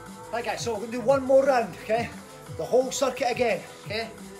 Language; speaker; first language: English; native; English